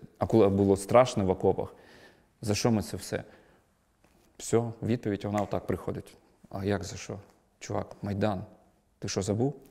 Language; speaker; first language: Ukrainian; non-native, local second language; Russian